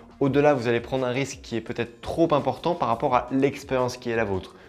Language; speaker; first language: French; native; French